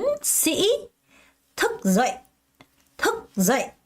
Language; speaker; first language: Vietnamese; non-native, fluent; Korean